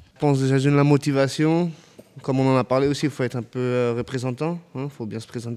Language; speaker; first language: French; native; French